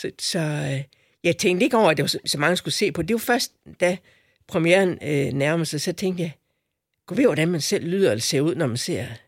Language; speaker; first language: Danish; native; Danish